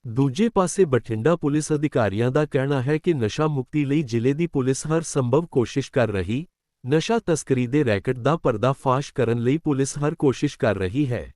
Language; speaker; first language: Hindi; non-native, local second language; Punjabi